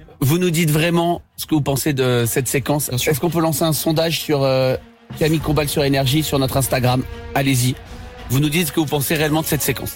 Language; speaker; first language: French; native; French